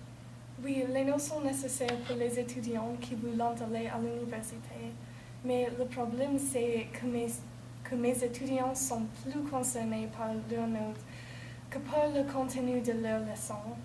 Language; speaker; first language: French; non-native, learner; English